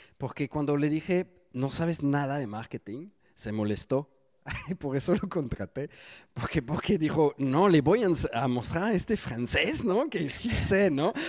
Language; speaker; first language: Spanish; non-native, fluent; French